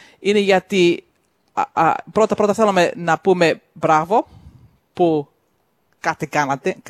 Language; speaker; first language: Greek; early bilingual, heritage; Greek